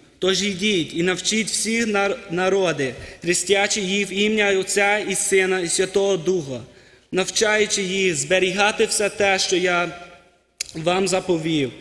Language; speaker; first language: Ukrainian; early bilingual, heritage; Ukrainian